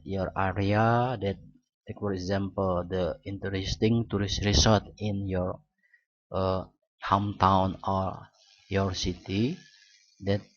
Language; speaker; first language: English; non-native, learner; Indonesian